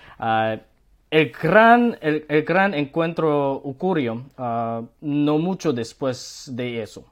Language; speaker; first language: Spanish; non-native, learner; Korean